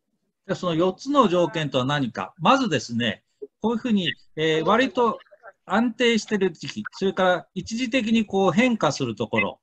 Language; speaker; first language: Japanese; native; Japanese